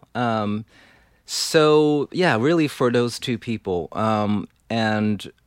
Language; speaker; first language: English; non-native, fluent; Chinese